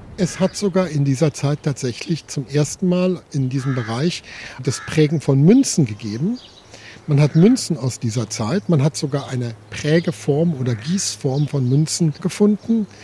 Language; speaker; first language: German; native; German